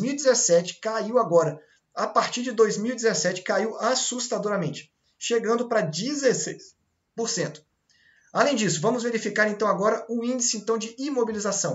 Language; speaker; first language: Portuguese; native; Portuguese